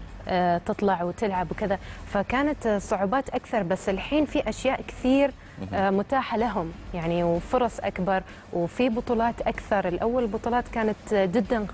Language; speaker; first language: Arabic; native; Arabic